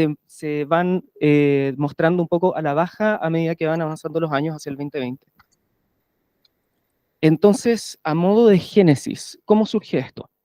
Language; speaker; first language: Spanish; native; Spanish